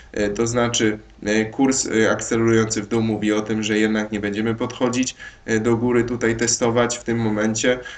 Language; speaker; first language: Polish; native; Polish